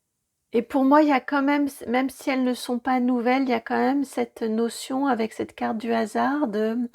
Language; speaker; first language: French; native; French